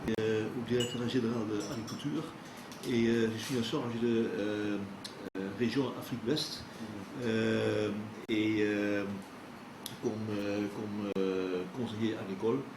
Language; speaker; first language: French; non-native, fluent; Dutch